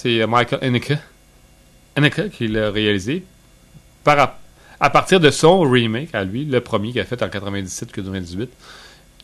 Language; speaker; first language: French; native; French